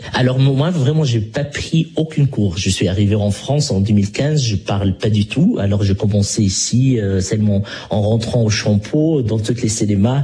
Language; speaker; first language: French; non-native, local second language; Arabic